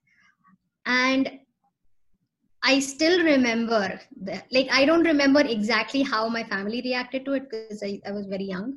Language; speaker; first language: English; non-native, local second language; Hindi